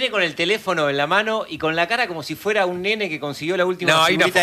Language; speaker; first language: Spanish; native; Spanish